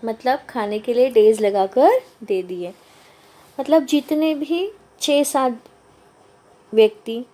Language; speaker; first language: Hindi; non-native, local second language; Marathi